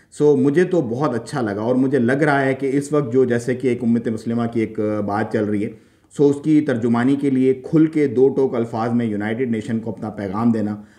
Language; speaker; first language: Urdu; native; Urdu